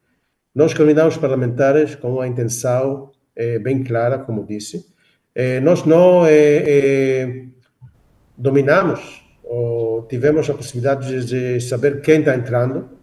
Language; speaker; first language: Portuguese; non-native, fluent; Hebrew